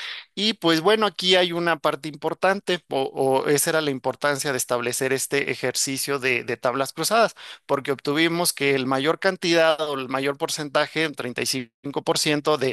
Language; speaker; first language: Spanish; native; Spanish